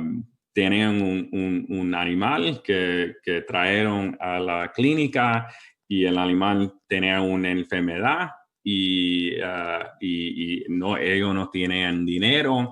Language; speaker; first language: Spanish; early bilingual, heritage; English